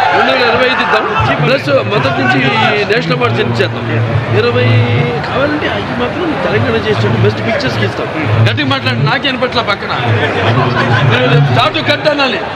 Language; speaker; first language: Telugu; native; Telugu